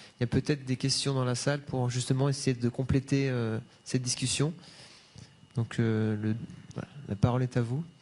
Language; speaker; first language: French; native; French